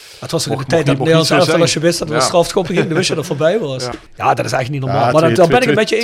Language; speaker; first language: Dutch; native; Dutch